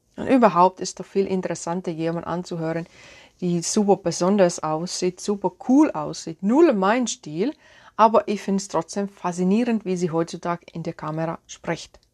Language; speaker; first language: German; non-native, fluent; Finnish